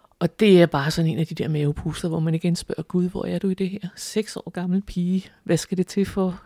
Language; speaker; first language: Danish; native; Danish